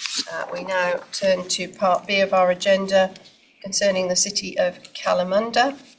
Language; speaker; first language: English; native; English